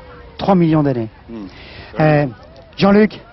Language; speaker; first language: French; native; French